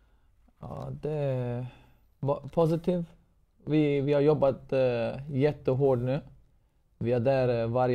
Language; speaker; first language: Swedish; non-native, fluent; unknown